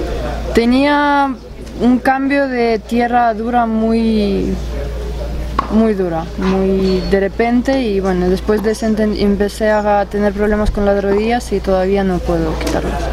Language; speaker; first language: Spanish; non-native, fluent; Russian